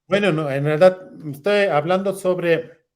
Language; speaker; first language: Spanish; non-native, learner; Kurdish